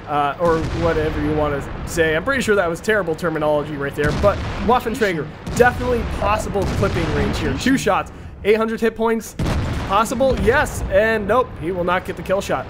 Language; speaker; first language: English; native; English